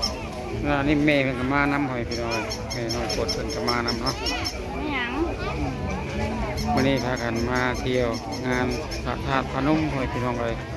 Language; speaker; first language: Thai; non-native, local second language; Lao